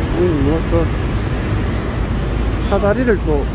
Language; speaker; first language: Korean; native; Korean